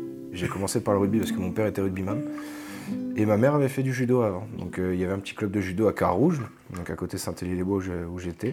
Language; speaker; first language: French; native; French